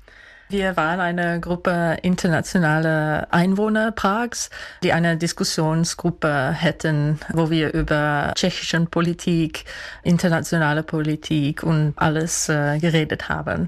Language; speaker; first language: German; non-native, fluent; Dutch